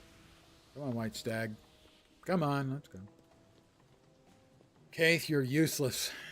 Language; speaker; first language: English; native; English